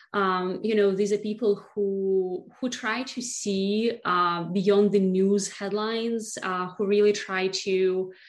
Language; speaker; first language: English; non-native, fluent; Russian